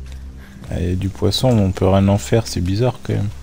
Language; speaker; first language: French; native; French